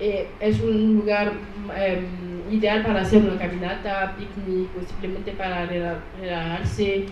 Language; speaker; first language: Spanish; non-native, learner; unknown